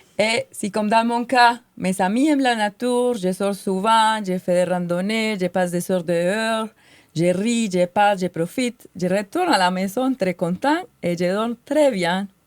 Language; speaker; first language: French; non-native, fluent; Spanish